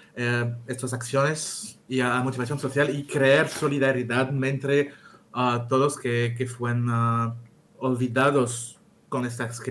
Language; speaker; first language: Spanish; non-native, learner; French